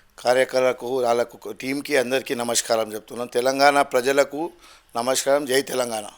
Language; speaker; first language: Telugu; non-native, local second language; Gujarati